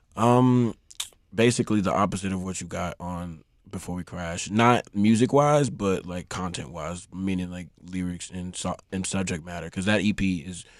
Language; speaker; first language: English; native; English